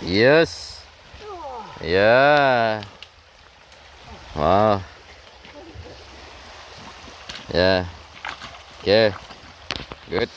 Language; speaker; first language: English; non-native, learner; Lao